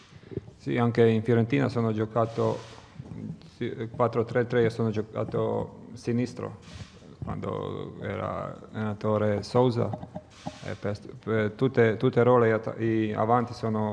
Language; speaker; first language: Italian; non-native, learner; Croatian